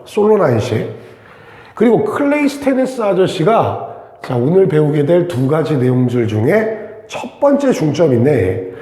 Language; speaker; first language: Korean; native; Korean